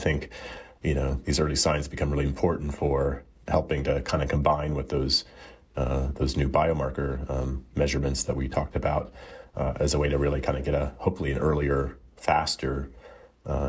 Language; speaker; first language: English; native; English